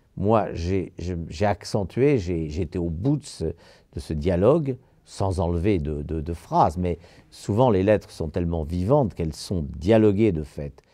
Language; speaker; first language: French; native; French